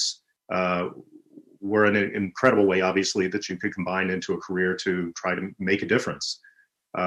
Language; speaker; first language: English; native; English